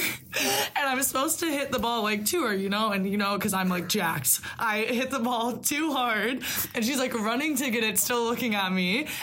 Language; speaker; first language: English; native; English